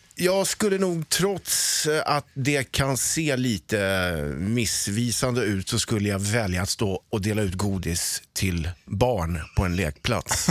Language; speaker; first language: Swedish; native; Swedish